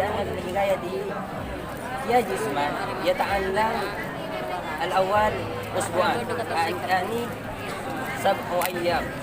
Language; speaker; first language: Arabic; non-native, learner; Indonesian